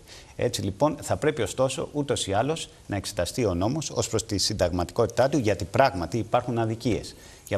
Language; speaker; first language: Greek; native; Greek